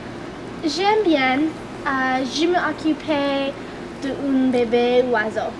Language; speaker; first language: French; non-native, learner; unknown